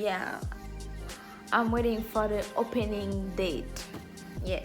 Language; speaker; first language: English; non-native, learner; Haitian Creole